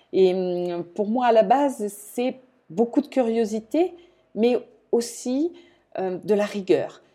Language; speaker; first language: French; native; French